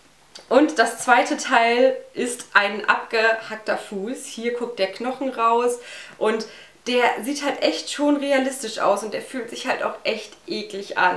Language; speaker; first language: German; native; German